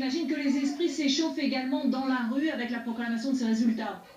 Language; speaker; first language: French; native; French